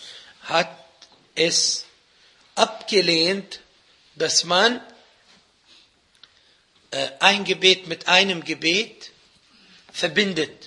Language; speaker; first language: German; non-native, fluent; Arabic